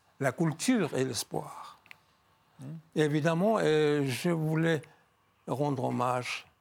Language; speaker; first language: French; non-native, fluent; Georgian